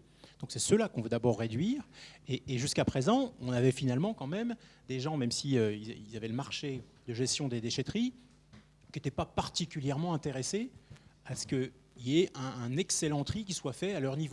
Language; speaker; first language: French; native; French